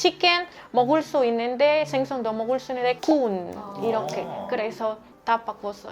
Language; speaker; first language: Korean; non-native, learner; Spanish